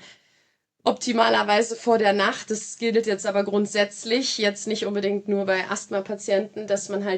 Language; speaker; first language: German; native; German